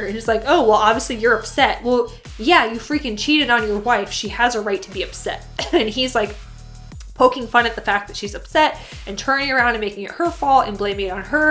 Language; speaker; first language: English; native; English